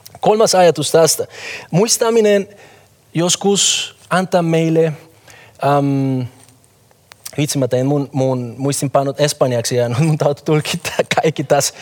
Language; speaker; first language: Finnish; non-native, fluent; Spanish